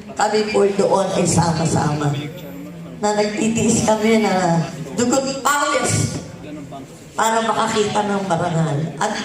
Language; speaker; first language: Filipino; native; Filipino